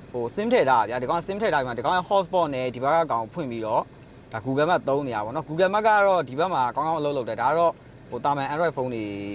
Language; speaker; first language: Burmese; native; Burmese